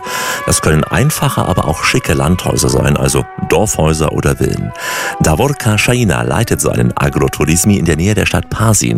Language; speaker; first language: German; native; German